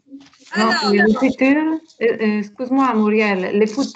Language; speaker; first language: French; non-native, learner; Italian